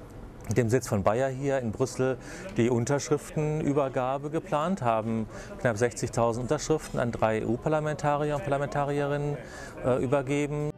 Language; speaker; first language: German; native; German